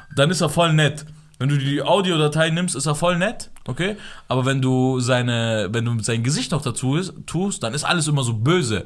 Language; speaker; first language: German; early bilingual, other home language; Persian